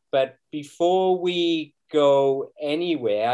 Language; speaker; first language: English; native; English